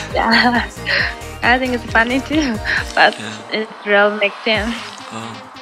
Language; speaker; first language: English; non-native, learner; Chinese